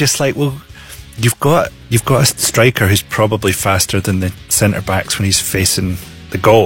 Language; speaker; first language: English; native; English